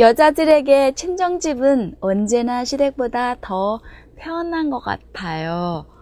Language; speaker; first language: Korean; non-native, fluent; Vietnamese